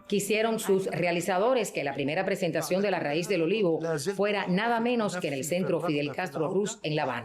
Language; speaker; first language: Spanish; native; Spanish